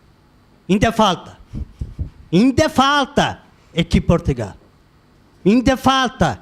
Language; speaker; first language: Portuguese; non-native, learner; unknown